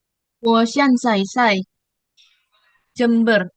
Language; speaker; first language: Chinese; non-native, learner; Indonesian